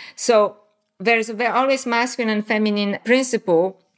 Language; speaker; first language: English; non-native, fluent; Polish